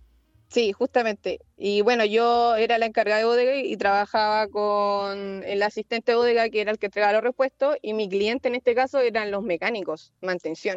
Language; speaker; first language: Spanish; native; Spanish